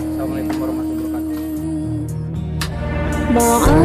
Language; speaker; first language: Indonesian; native; Indonesian